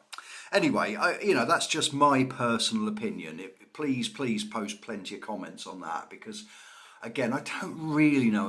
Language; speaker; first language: English; native; English